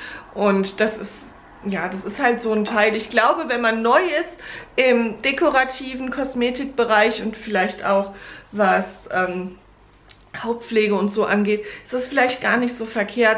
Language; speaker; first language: German; native; German